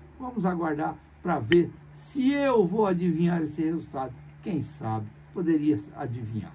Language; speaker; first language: Portuguese; native; Portuguese